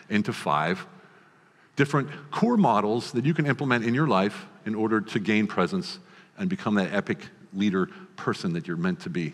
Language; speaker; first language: English; native; English